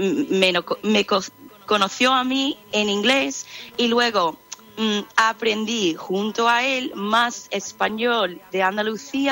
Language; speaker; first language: Spanish; non-native, fluent; English